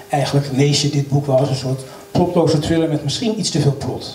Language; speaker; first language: Dutch; native; Dutch